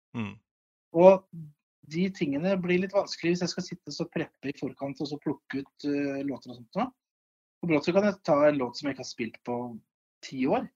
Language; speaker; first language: Norwegian; native; Norwegian